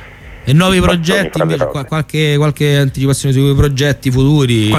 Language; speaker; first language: Italian; native; Italian